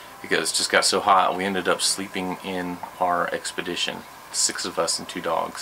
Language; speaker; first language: English; native; English